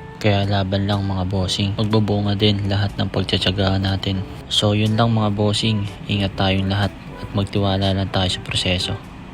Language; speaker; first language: Filipino; native; Filipino